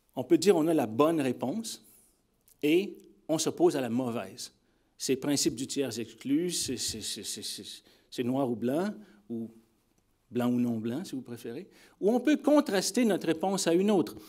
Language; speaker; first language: French; native; French